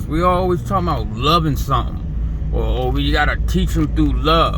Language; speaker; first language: English; native; English